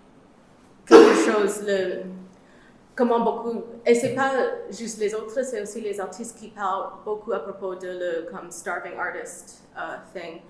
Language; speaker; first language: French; non-native, learner; English